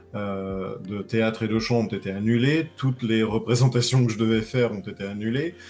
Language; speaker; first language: French; native; French